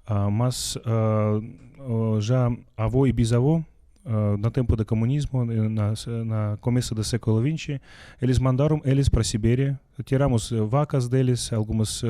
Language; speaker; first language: Portuguese; non-native, learner; Russian